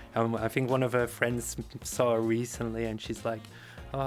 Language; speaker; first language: English; native; English